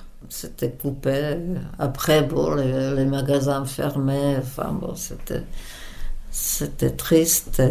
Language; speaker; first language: French; non-native, fluent; Czech